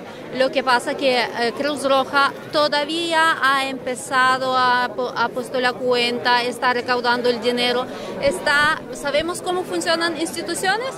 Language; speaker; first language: Spanish; non-native, fluent; Ukrainian